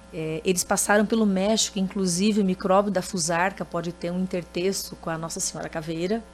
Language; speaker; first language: Portuguese; native; Portuguese